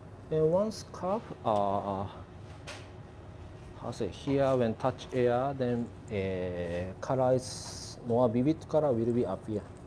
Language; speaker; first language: English; non-native, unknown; Japanese